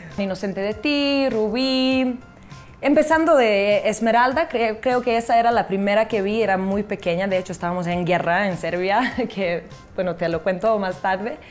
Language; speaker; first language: Spanish; non-native, fluent; Serbian